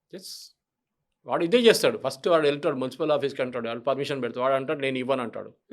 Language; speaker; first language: Telugu; non-native, local second language; Malayalam